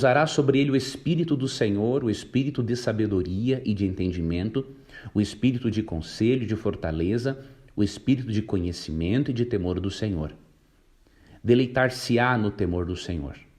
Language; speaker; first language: Portuguese; native; Portuguese